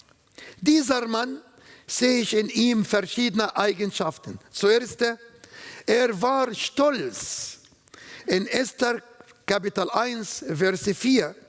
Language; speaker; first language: German; non-native, learner; Arabic